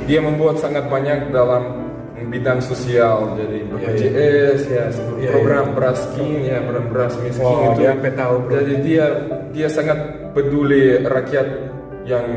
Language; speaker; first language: Indonesian; non-native, fluent; Russian